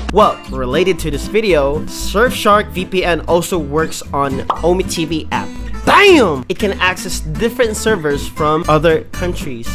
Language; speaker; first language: English; non-native, local second language; Filipino